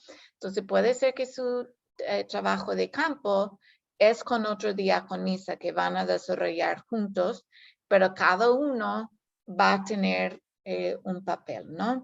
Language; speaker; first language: Spanish; non-native, fluent; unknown